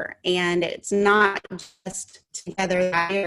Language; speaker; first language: English; native; English